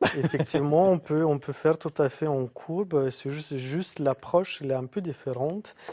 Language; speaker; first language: French; non-native, fluent; Lithuanian